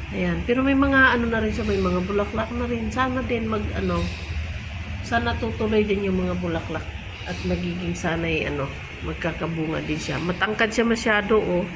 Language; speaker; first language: Filipino; native; Filipino